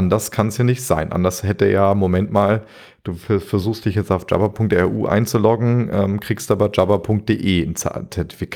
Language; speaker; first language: German; native; German